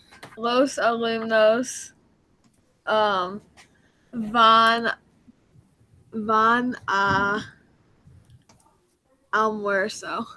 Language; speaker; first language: Spanish; non-native, learner; English